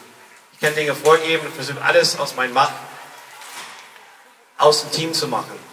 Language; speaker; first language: German; non-native, learner; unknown